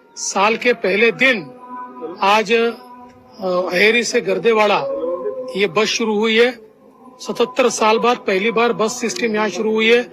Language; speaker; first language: Hindi; non-native, local second language; Marathi